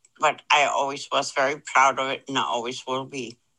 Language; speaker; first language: English; non-native, fluent; German